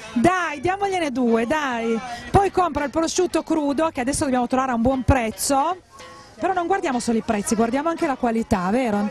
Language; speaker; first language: Italian; native; Italian